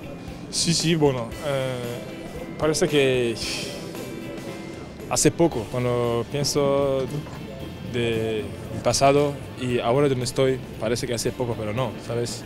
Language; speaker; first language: Spanish; non-native, fluent; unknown